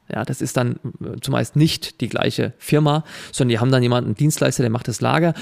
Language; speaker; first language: German; native; German